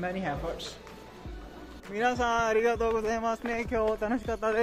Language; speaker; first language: Japanese; non-native, learner; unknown